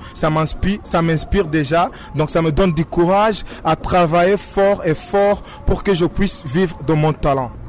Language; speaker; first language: French; non-native, local second language; Rundi